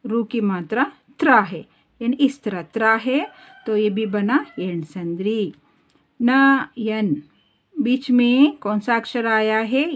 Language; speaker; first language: Hindi; non-native, local second language; Kannada